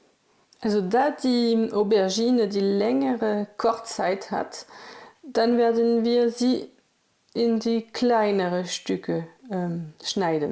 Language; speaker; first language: German; non-native, fluent; French